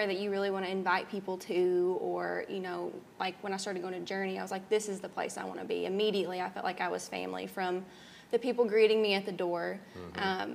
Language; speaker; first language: English; native; English